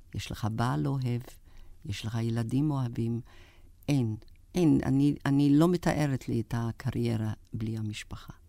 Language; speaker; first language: Hebrew; non-native, fluent; German